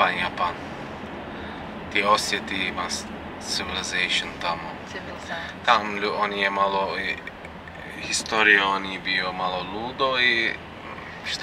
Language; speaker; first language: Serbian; non-native, learner; Turkish